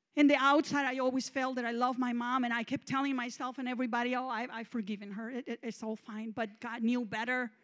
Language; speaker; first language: English; non-native, fluent; Spanish